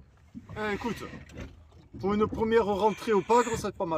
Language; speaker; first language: French; native; French